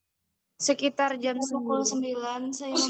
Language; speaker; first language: Indonesian; non-native, learner; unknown